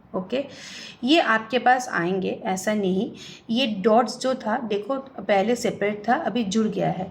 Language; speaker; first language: Hindi; non-native, local second language; Bangla